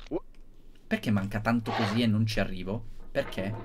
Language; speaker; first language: Italian; native; Italian